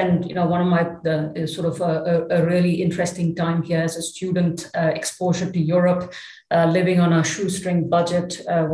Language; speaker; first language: English; non-native, local second language; Tamil